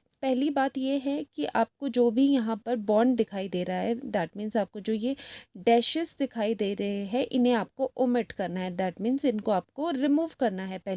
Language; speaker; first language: Hindi; native; Hindi